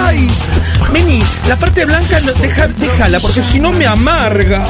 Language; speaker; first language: Spanish; native; Spanish